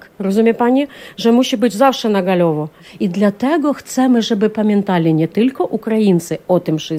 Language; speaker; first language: Polish; non-native, fluent; Ukrainian